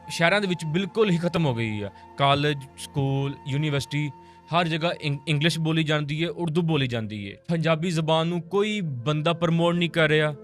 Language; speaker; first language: Punjabi; native; Punjabi